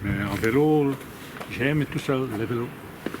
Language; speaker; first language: French; non-native, local second language; Dutch